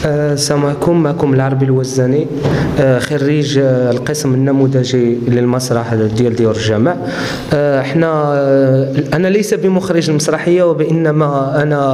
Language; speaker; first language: Arabic; native; Arabic